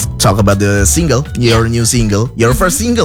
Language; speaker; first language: English; non-native, fluent; Indonesian